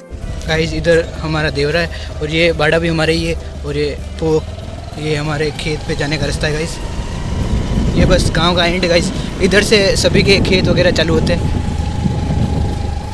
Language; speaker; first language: Hindi; non-native, local second language; Rajasthani